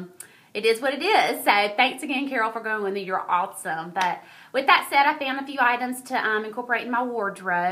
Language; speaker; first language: English; native; English